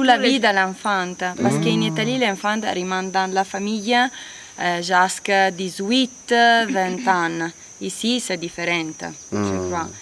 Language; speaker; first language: French; non-native, learner; Italian